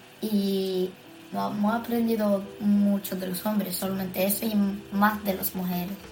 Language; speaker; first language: Spanish; early bilingual, heritage; Spanish